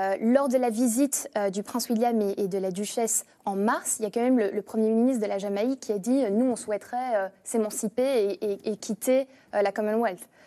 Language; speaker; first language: French; non-native, fluent; English